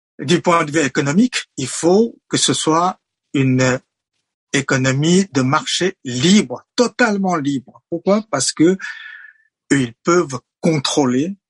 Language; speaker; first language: French; non-native, fluent; Chinese